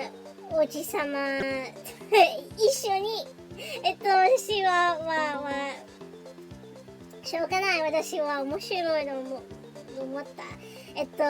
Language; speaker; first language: Japanese; non-native, learner; English